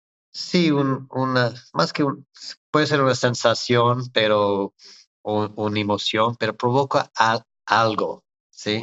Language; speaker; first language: Spanish; non-native, fluent; English